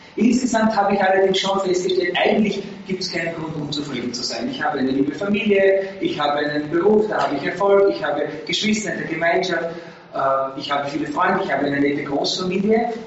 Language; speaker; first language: German; native; German